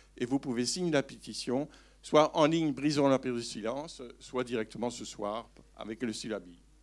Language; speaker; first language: French; native; French